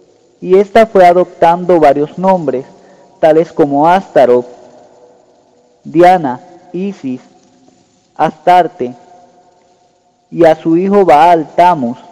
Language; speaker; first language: Spanish; native; Spanish